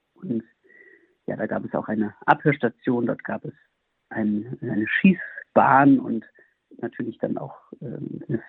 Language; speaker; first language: German; native; German